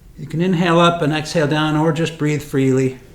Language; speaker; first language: English; native; English